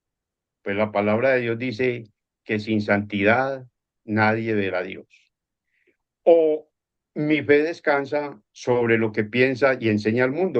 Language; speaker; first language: Spanish; native; Spanish